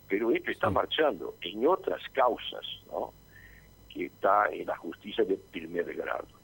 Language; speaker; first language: Spanish; non-native, fluent; Portuguese